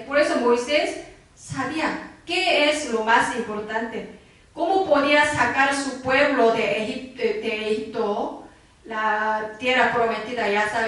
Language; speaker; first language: Spanish; non-native, learner; Korean